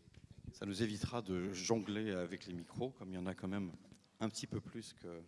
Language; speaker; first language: French; native; French